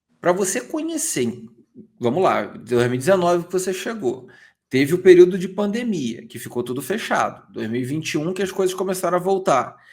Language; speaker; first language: Portuguese; native; Portuguese